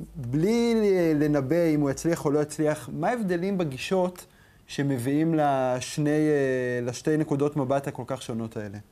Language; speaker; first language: Hebrew; native; Hebrew